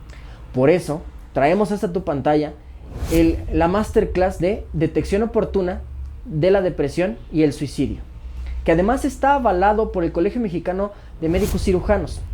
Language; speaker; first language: Spanish; native; Spanish